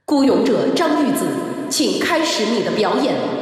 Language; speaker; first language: Chinese; native; Chinese